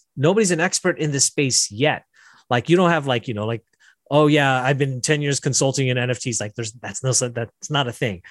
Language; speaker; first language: English; native; English